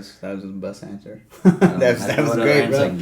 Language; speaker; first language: English; native; English